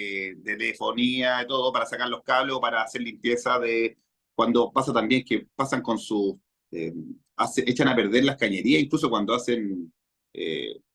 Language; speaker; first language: Spanish; native; Spanish